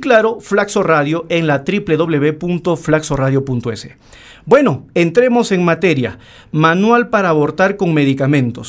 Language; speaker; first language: Spanish; native; Spanish